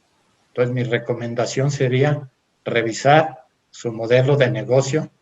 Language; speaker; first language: Spanish; native; Spanish